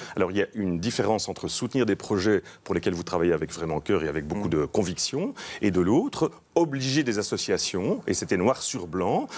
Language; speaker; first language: French; native; French